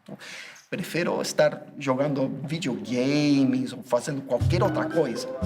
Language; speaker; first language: Portuguese; non-native, fluent; English